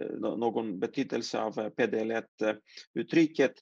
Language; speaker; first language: Swedish; non-native, fluent; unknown